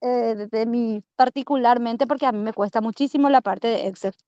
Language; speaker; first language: Spanish; native; Spanish